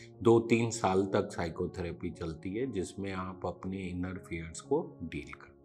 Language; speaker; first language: Hindi; native; Hindi